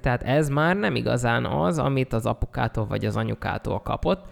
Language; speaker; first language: Hungarian; native; Hungarian